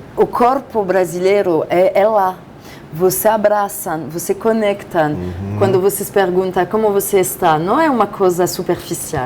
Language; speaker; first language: Portuguese; non-native, fluent; French